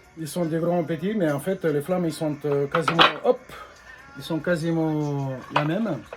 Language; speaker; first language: French; non-native, fluent; Romanian